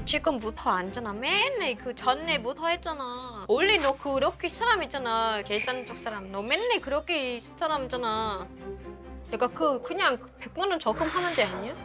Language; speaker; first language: Korean; non-native, learner; Vietnamese